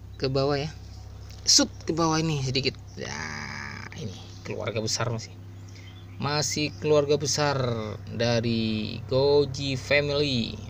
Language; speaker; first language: Indonesian; non-native, local second language; Madurese